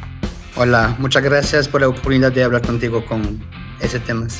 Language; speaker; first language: Spanish; non-native, fluent; French